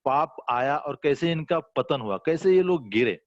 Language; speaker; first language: Hindi; non-native, local second language; Marathi